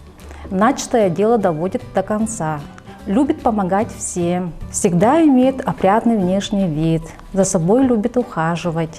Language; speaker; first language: Russian; native; Russian